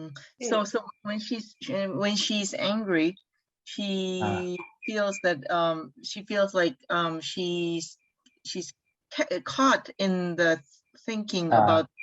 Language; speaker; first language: English; non-native, fluent; Korean